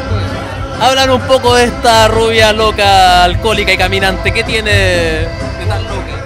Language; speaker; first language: Spanish; native; Spanish